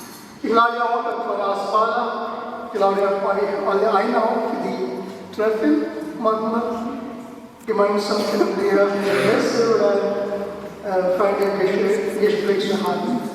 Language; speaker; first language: German; non-native, learner; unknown